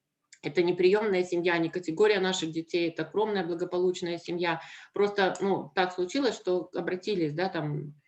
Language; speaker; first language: Russian; native; Russian